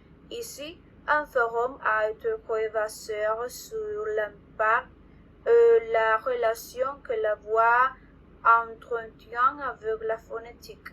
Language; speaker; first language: French; non-native, learner; Spanish